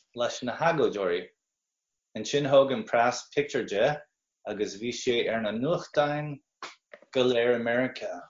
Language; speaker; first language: Irish; non-native, fluent; English